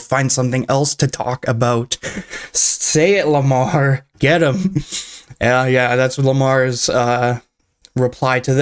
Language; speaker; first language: English; native; English